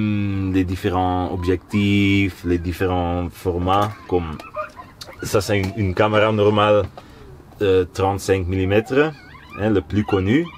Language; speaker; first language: French; non-native, local second language; Dutch